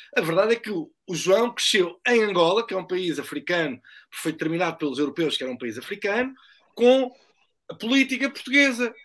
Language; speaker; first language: Portuguese; native; Portuguese